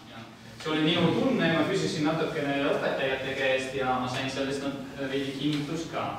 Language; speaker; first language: Estonian; non-native, fluent; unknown